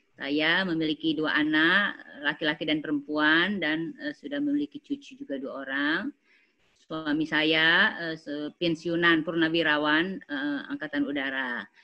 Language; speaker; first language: Indonesian; native; Indonesian